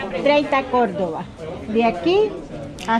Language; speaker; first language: Spanish; native; Spanish